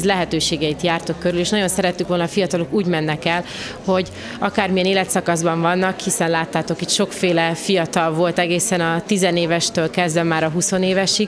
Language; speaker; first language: Hungarian; native; Hungarian